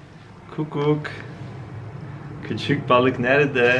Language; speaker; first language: Turkish; non-native, learner; German